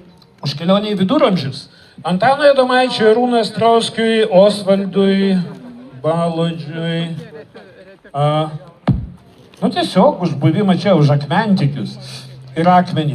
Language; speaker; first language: Lithuanian; native; Lithuanian